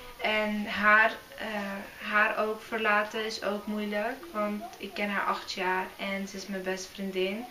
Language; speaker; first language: Dutch; early bilingual, other home language; Arabic